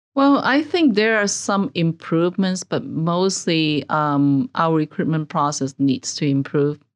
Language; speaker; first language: English; non-native, local second language; Cantonese